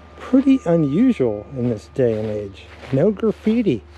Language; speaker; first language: English; native; English